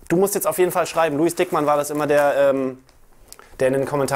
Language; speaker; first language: German; native; German